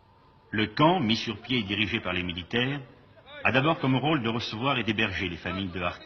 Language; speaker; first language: French; native; French